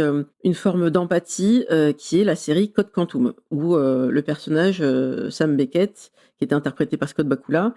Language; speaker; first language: French; native; French